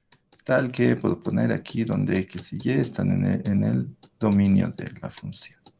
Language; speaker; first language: Spanish; native; Spanish